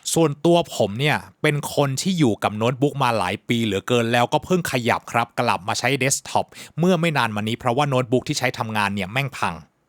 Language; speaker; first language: Thai; native; Thai